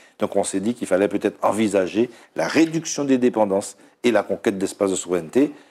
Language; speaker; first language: French; native; French